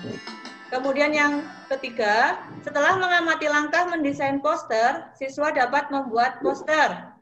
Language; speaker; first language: Indonesian; native; Indonesian